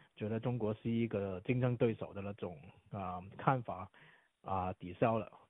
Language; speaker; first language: Chinese; non-native, fluent; Cantonese